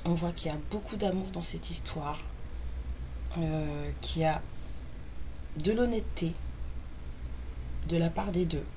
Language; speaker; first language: French; native; French